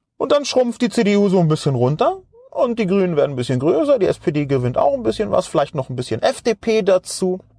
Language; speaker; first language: German; native; German